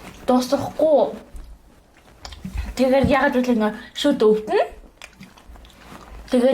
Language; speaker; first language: Mongolian; early bilingual, heritage; Mongolian